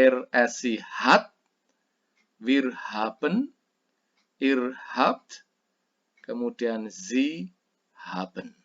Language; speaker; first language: German; non-native, fluent; Indonesian